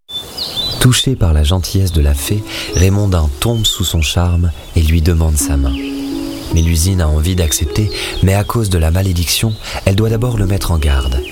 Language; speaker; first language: French; native; French